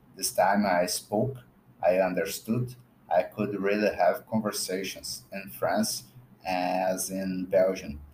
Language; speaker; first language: English; non-native, fluent; Portuguese